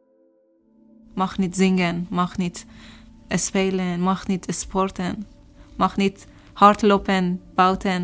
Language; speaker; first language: Dutch; non-native, learner; Persian